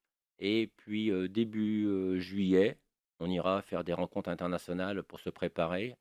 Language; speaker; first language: French; native; French